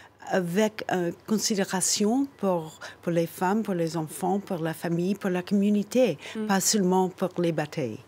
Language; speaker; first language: French; non-native, fluent; English